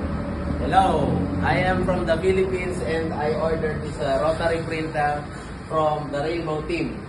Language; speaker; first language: English; non-native, local second language; Filipino